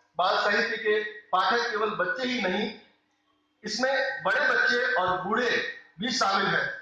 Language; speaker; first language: Hindi; non-native, local second language; Rajasthani